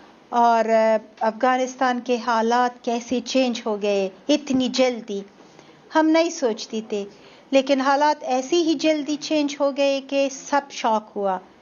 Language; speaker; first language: Hindi; non-native, fluent; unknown